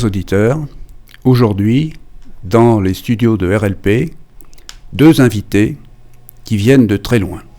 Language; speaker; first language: French; native; French